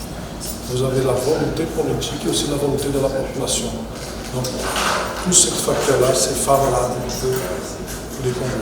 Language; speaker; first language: French; non-native, fluent; Portuguese